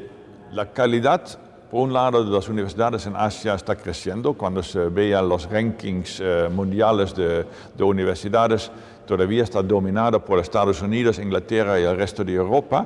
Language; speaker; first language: Spanish; non-native, fluent; Dutch